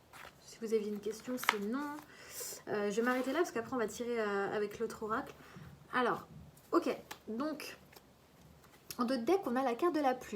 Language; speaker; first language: French; native; French